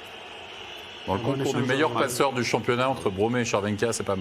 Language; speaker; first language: French; native; French